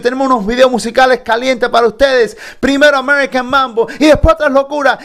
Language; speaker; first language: Spanish; early bilingual, heritage; Spanish